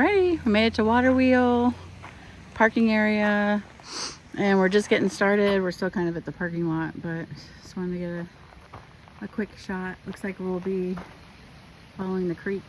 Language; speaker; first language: English; native; English